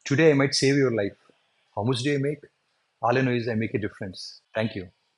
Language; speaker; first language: English; non-native, local second language; Telugu